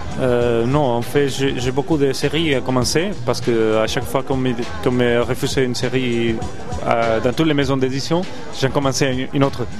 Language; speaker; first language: French; non-native, fluent; Spanish